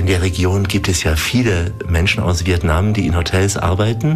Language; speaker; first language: German; native; German